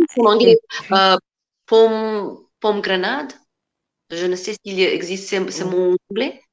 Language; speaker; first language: French; non-native, learner; Macedonian